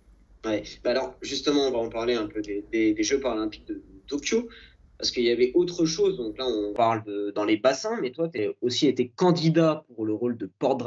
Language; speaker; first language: French; native; French